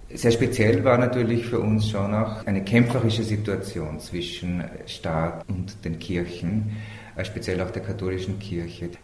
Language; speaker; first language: German; native; German